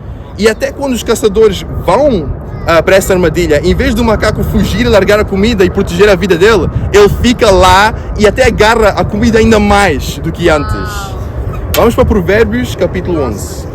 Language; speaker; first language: Portuguese; non-native, fluent; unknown